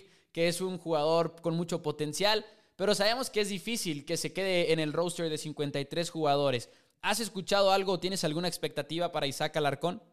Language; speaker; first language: Spanish; native; Spanish